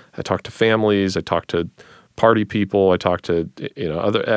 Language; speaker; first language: English; native; English